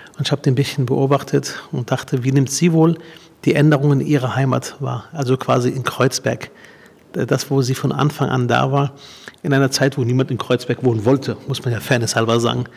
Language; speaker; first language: German; early bilingual, other home language; Arabic